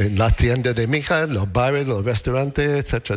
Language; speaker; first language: Spanish; non-native, learner; English